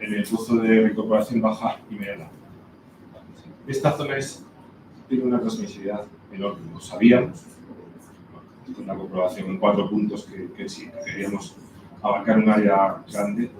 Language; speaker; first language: Spanish; native; Spanish